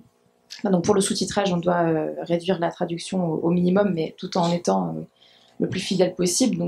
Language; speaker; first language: French; native; French